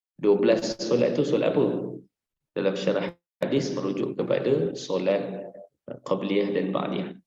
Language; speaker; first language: Malay; native; Malay